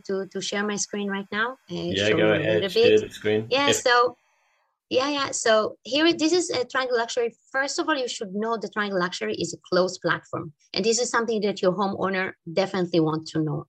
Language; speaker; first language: English; non-native, fluent; Hebrew